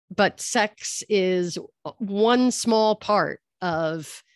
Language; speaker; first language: English; native; English